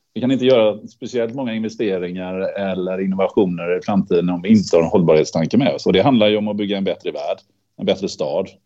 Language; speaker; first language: Swedish; native; Swedish